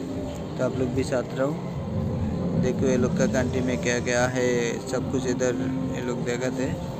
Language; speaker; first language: Hindi; non-native, fluent; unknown